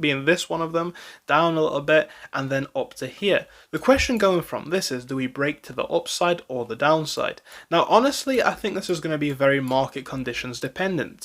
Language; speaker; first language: English; native; English